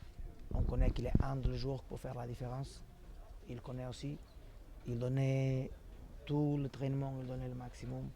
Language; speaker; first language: French; non-native, fluent; Portuguese